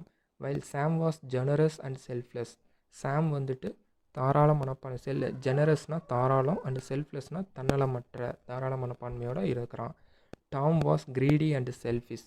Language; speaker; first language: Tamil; native; Tamil